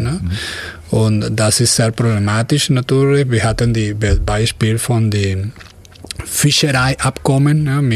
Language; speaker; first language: German; non-native, fluent; Spanish